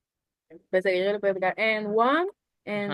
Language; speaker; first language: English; non-native, learner; Spanish